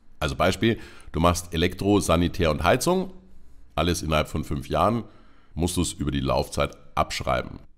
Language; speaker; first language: German; native; German